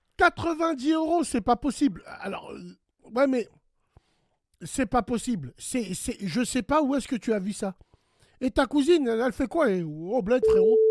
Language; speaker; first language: French; early bilingual, other home language; Arabic